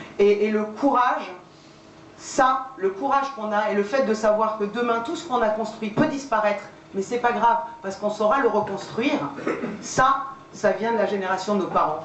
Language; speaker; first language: French; early bilingual, other home language; Persian